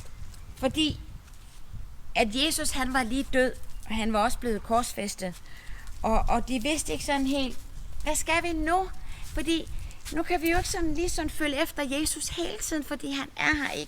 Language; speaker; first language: Danish; native; Danish